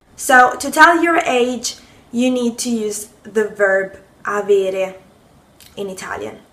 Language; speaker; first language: English; non-native, fluent; Italian